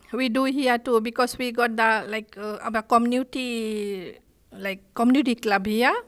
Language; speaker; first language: English; non-native, fluent; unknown